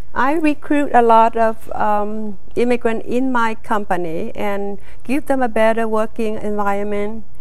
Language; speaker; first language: English; non-native, learner; Vietnamese